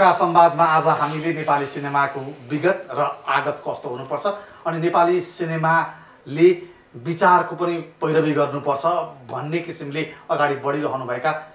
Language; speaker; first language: Nepali; native; Nepali